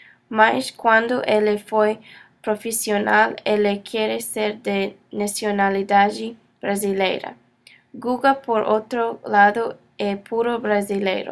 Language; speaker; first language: Portuguese; non-native, learner; English